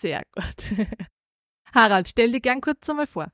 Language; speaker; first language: German; native; German